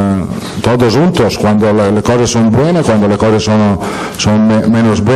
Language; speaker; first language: Spanish; non-native, fluent; Italian